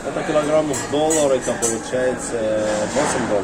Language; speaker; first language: Russian; non-native, learner; Arabic